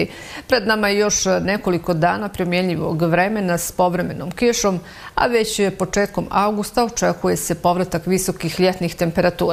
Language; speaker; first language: Serbian; native; Serbian